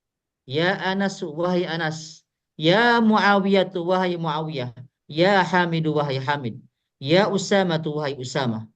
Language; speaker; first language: Arabic; non-native, fluent; Indonesian